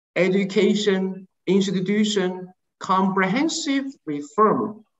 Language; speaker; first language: English; non-native, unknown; Chinese